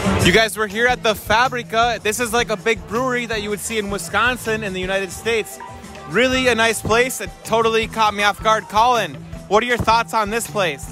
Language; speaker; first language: English; native; English